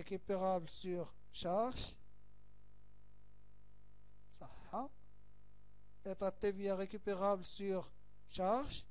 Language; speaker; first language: French; non-native, local second language; Arabic